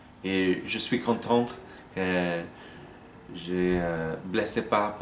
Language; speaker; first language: French; non-native, learner; English